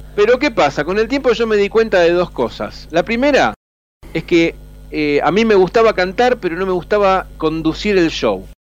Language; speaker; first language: Spanish; native; Spanish